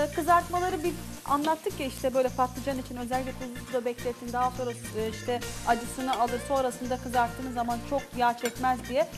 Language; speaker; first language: Turkish; non-native, fluent; Arabic